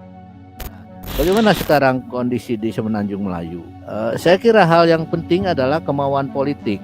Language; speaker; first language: Indonesian; native; Indonesian